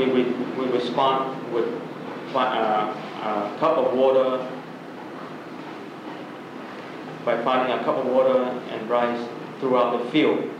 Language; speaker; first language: English; non-native, fluent; Vietnamese